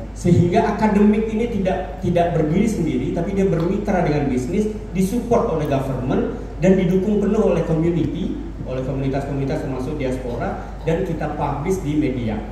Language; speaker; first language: Indonesian; native; Indonesian